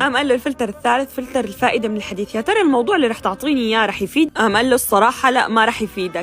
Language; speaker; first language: Arabic; native; Arabic